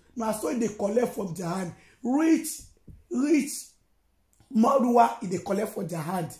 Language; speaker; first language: Nigerian Pidgin; non-native, local second language; Yoruba